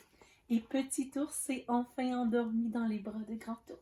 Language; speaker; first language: French; native; French